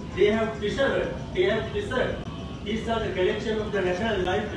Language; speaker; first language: English; non-native, local second language; Sinhala